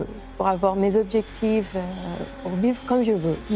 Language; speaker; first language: French; non-native, fluent; Persian